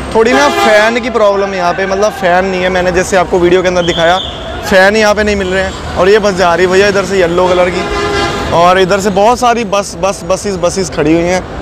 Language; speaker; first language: Hindi; non-native, local second language; Punjabi